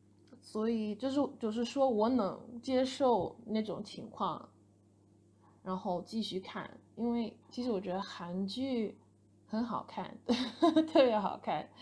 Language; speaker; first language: Chinese; non-native, fluent; English